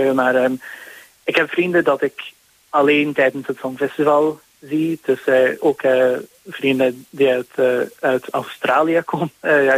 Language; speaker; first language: Dutch; non-native, fluent; English